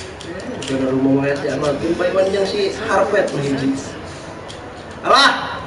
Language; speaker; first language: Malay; non-native, local second language; Sundanese